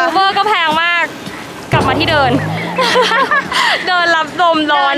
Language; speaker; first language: Thai; native; Thai